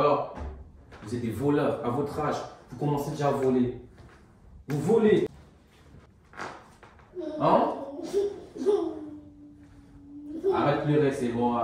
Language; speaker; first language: French; native; French